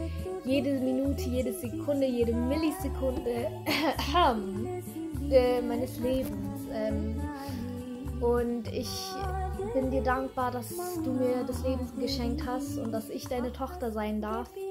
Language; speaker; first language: German; early bilingual, other home language; Sinhala